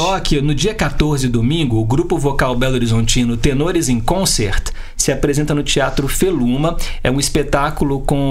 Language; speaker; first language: Portuguese; native; Portuguese